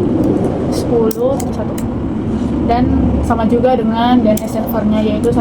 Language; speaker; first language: Indonesian; native; Indonesian